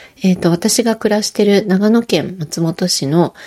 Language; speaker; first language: Japanese; native; Japanese